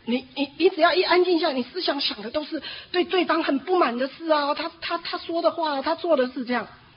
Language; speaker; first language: Chinese; native; Chinese